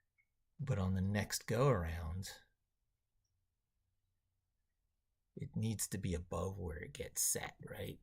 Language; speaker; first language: English; native; English